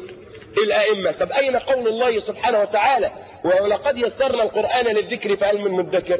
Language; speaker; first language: Arabic; native; Arabic